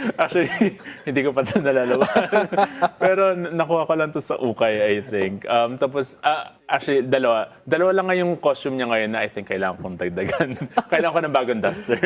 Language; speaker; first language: Filipino; native; Filipino